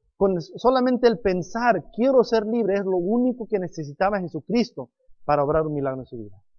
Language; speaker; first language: Spanish; non-native, fluent; English